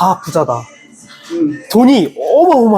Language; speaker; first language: Korean; native; Korean